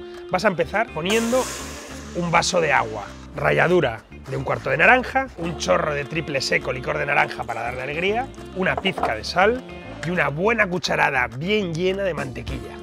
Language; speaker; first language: Spanish; native; Spanish